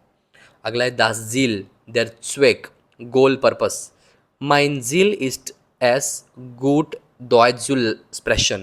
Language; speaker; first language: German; non-native, learner; Hindi